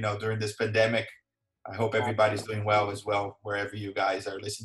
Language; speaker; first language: English; non-native, fluent; Portuguese